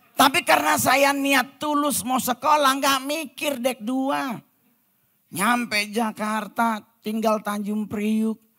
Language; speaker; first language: Indonesian; native; Indonesian